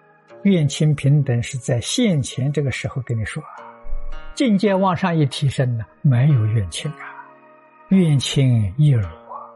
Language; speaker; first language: Chinese; native; Chinese